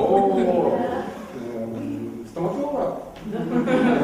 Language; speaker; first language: English; non-native, learner; Ukrainian